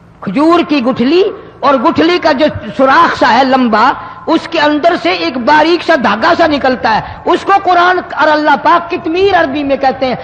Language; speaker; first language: Urdu; non-native, local second language; Saraiki